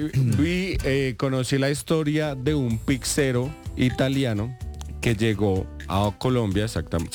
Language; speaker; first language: Spanish; native; Spanish